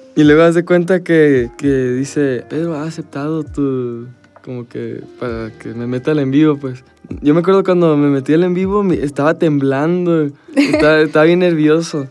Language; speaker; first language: Spanish; early bilingual, heritage; Spanish